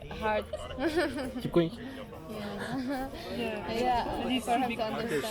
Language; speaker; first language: English; non-native, learner; Turkish